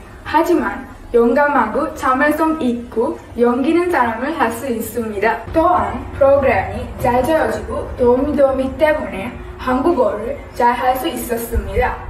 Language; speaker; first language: Korean; non-native, learner; Sinhala